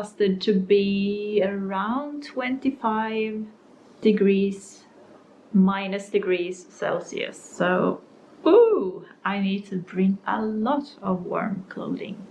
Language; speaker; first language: English; non-native, fluent; Norwegian